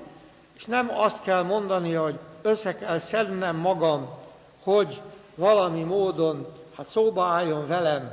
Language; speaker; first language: Hungarian; native; Hungarian